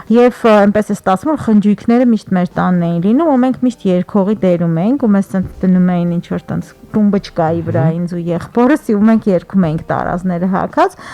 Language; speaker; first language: Armenian; native; Armenian